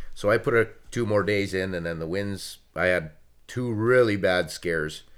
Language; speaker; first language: English; native; English